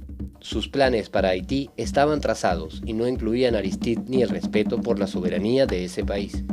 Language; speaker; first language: Spanish; native; Spanish